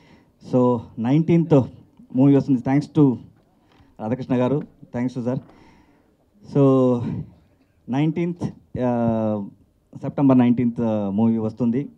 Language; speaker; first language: Telugu; non-native, learner; Kannada